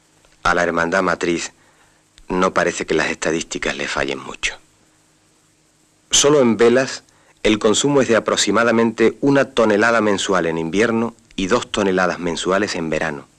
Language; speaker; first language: Spanish; native; Spanish